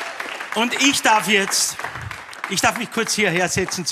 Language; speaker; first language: German; native; German